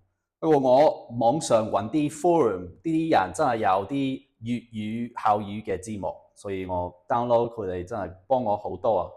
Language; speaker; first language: Cantonese; non-native, fluent; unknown